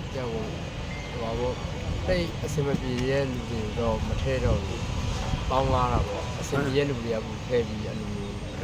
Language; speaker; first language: Burmese; non-native, local second language; Chinese